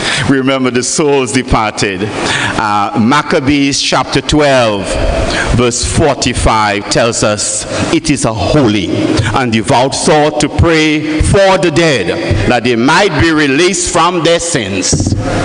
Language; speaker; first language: English; non-native, local second language; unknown